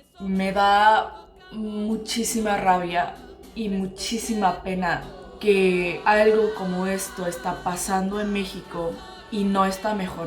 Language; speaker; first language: Spanish; non-native, local second language; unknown